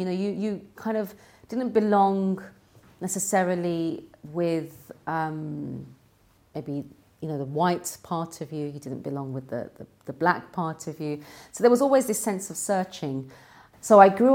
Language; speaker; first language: English; native; English